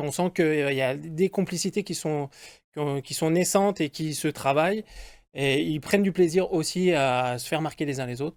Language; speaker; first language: French; native; French